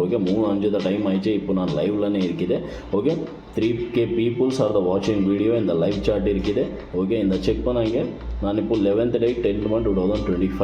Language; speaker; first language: Tamil; non-native, learner; Kannada